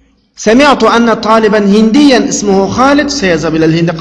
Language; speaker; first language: Arabic; non-native, fluent; Uyghur